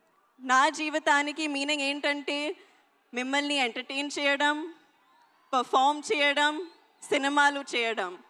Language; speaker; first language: Telugu; non-native, local second language; Hindi